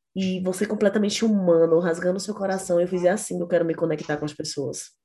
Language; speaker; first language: Portuguese; native; Portuguese